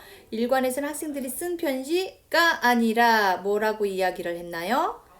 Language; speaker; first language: Korean; native; Korean